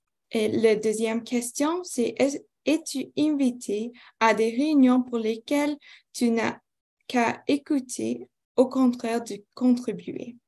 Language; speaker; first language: French; non-native, local second language; English